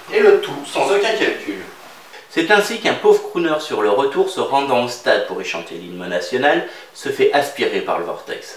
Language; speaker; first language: French; native; French